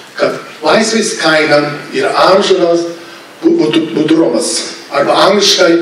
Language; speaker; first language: Lithuanian; early bilingual, other home language; English